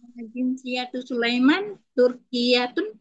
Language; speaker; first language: Arabic; non-native, learner; Indonesian